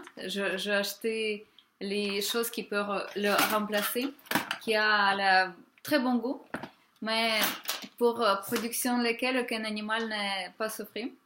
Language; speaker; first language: French; non-native, fluent; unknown